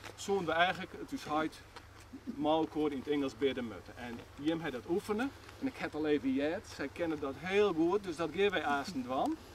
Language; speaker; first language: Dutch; non-native, local second language; Western Frisian